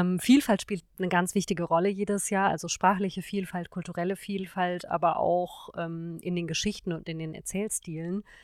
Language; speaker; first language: German; native; German